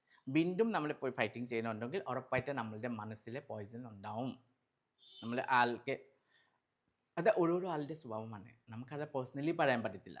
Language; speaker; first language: Malayalam; non-native, local second language; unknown